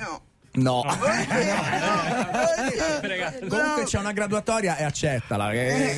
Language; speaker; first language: Italian; native; Italian